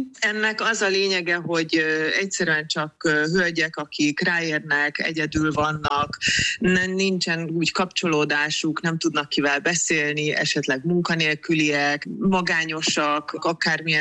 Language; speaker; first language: Hungarian; native; Hungarian